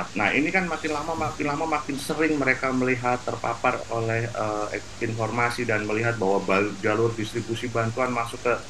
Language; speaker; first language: Indonesian; native; Indonesian